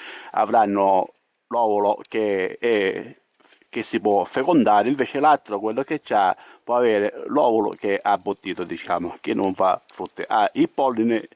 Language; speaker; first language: Italian; native; Italian